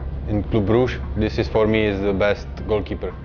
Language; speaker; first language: English; non-native, learner; Czech